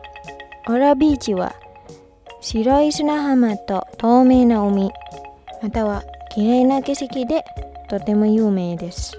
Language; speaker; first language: Japanese; non-native, fluent; Indonesian